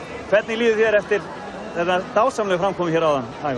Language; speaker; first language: Icelandic; native; Icelandic